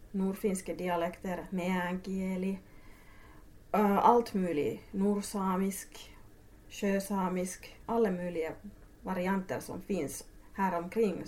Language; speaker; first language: Swedish; non-native, local second language; Finnish